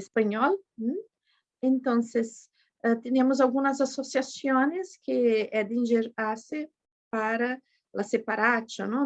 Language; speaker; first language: Spanish; non-native, fluent; Portuguese